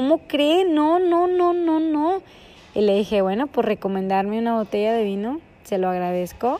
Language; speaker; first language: Spanish; native; Spanish